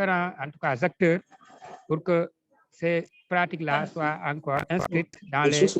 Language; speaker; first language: French; non-native, local second language; Wolof